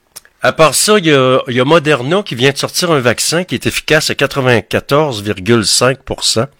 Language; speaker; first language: French; native; French